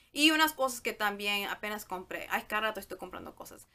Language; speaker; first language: Spanish; early bilingual, heritage; Spanish